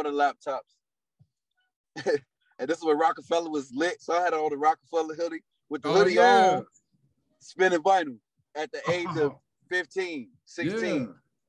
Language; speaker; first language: English; native; English